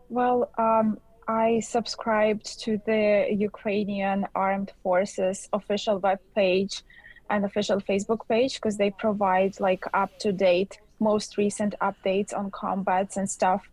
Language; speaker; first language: English; non-native, fluent; Ukrainian